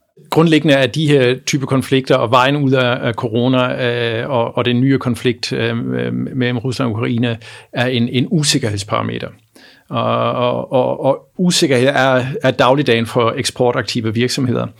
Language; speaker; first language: Danish; non-native, fluent; German